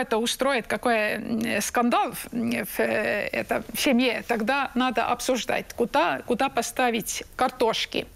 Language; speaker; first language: Russian; non-native, learner; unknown